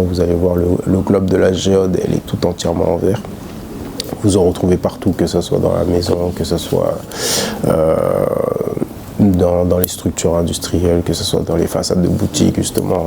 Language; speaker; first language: French; early bilingual, other home language; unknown